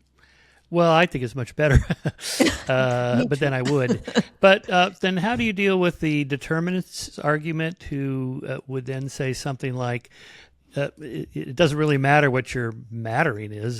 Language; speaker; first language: English; native; English